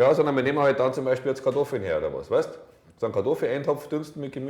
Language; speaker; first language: German; native; German